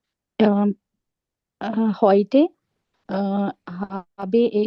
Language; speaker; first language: German; non-native, learner; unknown